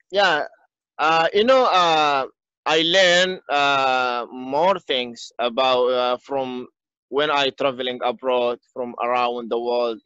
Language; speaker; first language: English; non-native, learner; Arabic